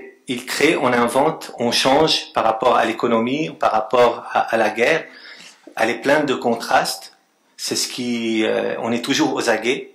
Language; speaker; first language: French; non-native, local second language; Arabic